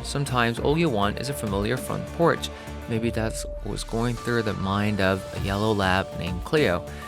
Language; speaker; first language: English; non-native, fluent; Korean